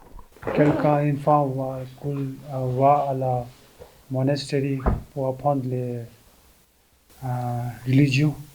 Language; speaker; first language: French; non-native, learner; Tibetan